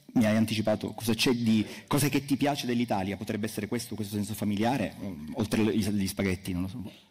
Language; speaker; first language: Italian; native; Italian